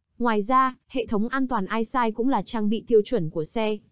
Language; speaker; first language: Vietnamese; native; Vietnamese